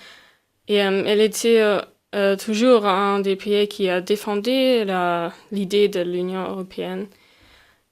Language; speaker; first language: French; non-native, fluent; German